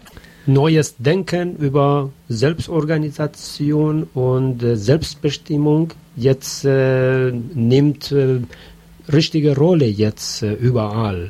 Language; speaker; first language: German; non-native, fluent; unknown